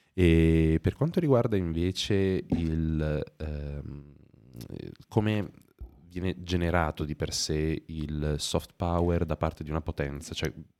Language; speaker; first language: Italian; native; Italian